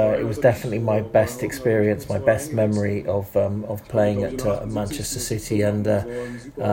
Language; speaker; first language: English; non-native, fluent; German